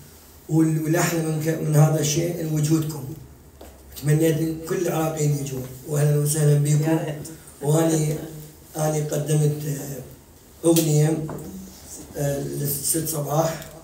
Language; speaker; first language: Arabic; native; Arabic